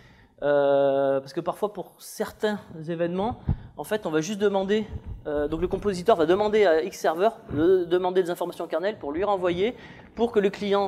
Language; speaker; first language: French; native; French